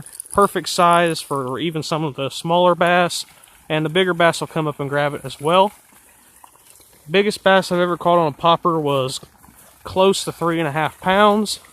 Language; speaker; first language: English; native; English